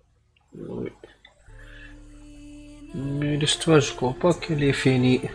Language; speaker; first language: French; non-native, learner; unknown